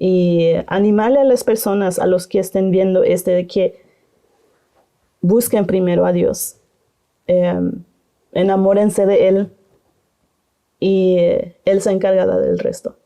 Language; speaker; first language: Spanish; non-native, local second language; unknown